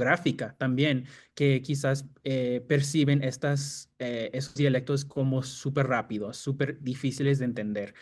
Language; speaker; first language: Spanish; non-native, fluent; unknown